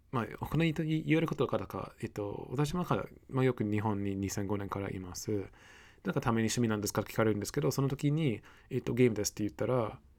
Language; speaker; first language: Japanese; non-native, fluent; English